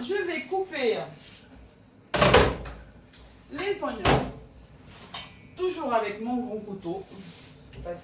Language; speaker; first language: French; non-native, fluent; Portuguese